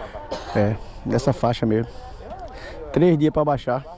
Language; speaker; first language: Portuguese; native; Portuguese